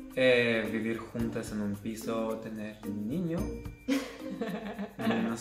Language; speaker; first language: Spanish; non-native, fluent; Lithuanian